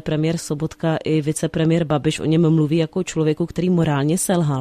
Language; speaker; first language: Czech; native; Czech